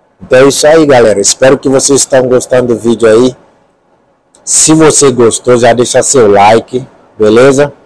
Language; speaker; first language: Portuguese; non-native, learner; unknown